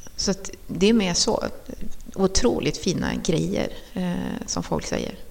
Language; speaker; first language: Swedish; early bilingual, other home language; Spanish